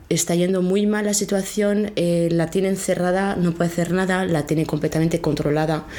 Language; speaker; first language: Spanish; non-native, fluent; French